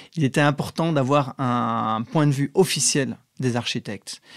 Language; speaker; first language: French; native; French